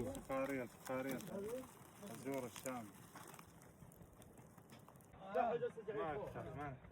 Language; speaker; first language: Arabic; native; Arabic